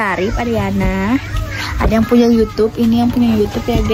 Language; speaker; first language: Indonesian; native; Indonesian